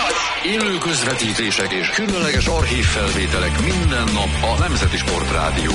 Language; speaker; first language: Hungarian; native; Hungarian